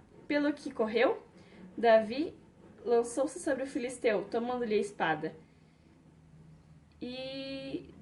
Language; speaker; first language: Portuguese; native; Portuguese